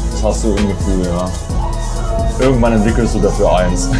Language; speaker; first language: German; native; German